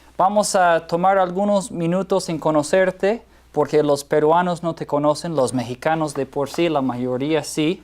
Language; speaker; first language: Spanish; non-native, fluent; English